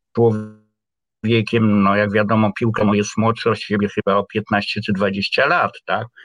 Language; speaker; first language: Polish; native; Polish